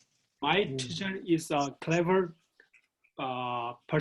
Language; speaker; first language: English; non-native, learner; Tibetan